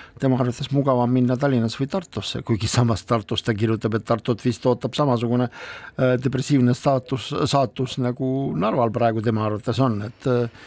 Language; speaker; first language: Estonian; non-native, local second language; Russian